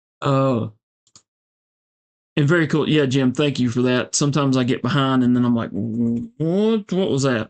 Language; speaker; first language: English; native; English